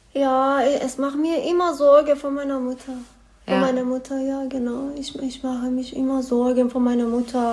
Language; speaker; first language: German; non-native, learner; Persian